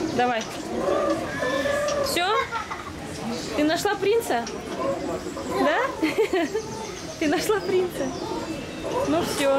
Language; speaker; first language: Russian; native; Russian